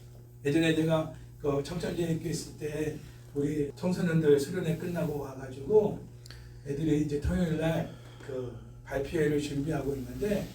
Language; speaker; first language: Korean; native; Korean